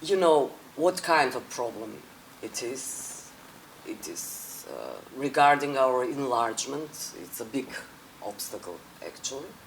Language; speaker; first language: English; non-native, fluent; Macedonian